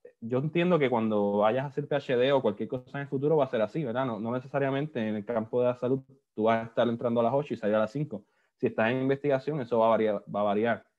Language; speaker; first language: Spanish; native; Spanish